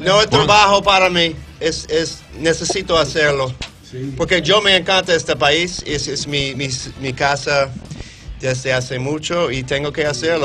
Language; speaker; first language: Spanish; non-native, fluent; English